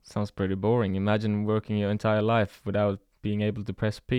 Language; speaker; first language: English; non-native, fluent; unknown